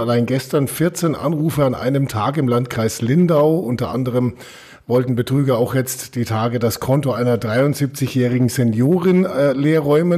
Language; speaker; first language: German; native; German